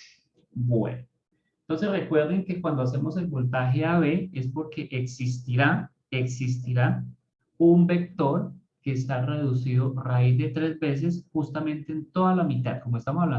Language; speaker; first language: Spanish; native; Spanish